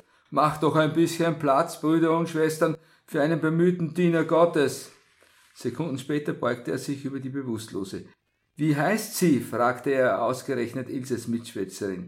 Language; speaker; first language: German; native; German